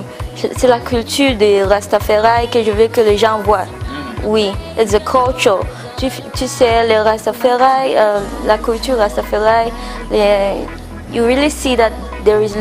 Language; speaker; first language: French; non-native, local second language; English